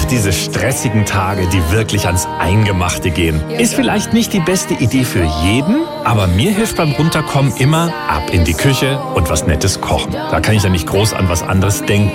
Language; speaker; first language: German; native; German